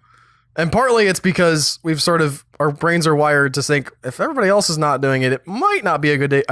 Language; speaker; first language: English; native; English